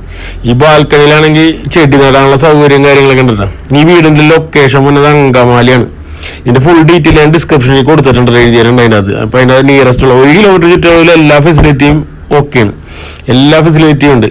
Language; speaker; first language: Malayalam; native; Malayalam